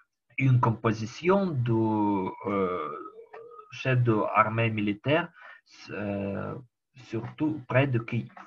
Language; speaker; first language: French; non-native, learner; Ukrainian